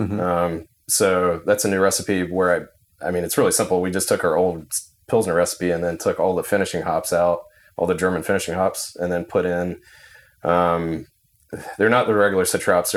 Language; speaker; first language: English; native; English